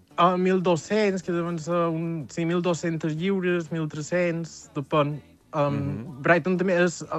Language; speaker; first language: Catalan; native; Catalan